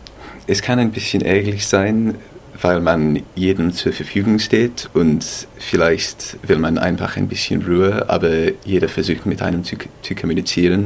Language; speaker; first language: German; non-native, fluent; English